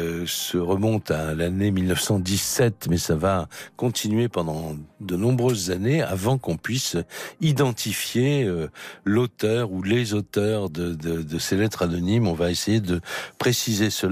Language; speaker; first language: French; native; French